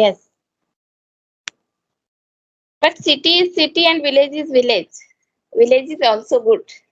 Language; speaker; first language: English; non-native, learner; Hindi